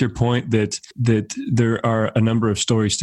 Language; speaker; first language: English; native; English